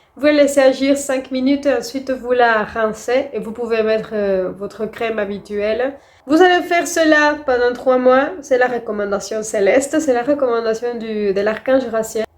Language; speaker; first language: French; non-native, fluent; Spanish